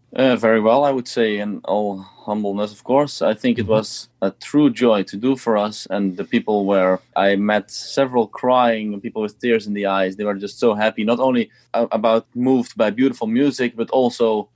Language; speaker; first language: English; non-native, fluent; Dutch